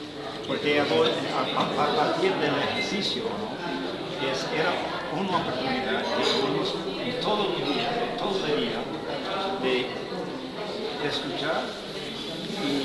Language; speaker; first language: Spanish; non-native, fluent; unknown